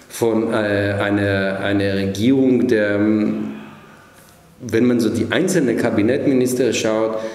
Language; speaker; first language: German; non-native, fluent; Hebrew